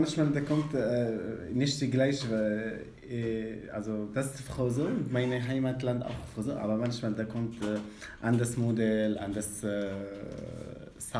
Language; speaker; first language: German; non-native, learner; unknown